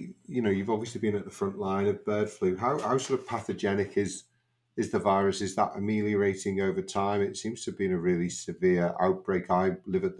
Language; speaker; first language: English; native; English